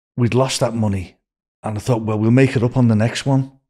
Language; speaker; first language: English; native; English